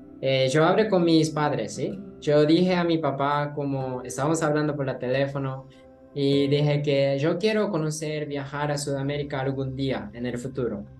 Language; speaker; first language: Spanish; non-native, learner; Japanese